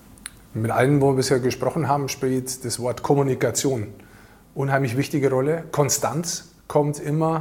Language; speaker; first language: German; native; German